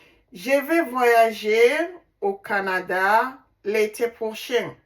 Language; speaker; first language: French; non-native, learner; Igbo